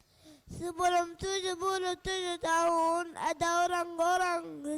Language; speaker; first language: Indonesian; non-native, learner; Arabic